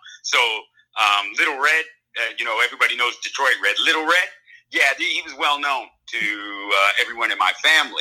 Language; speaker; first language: English; native; English